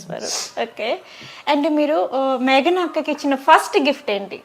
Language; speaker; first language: Telugu; native; Telugu